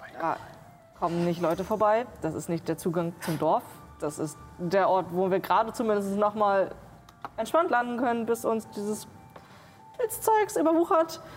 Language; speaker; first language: German; native; German